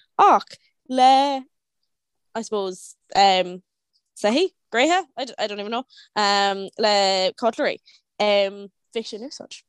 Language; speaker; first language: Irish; non-native, local second language; English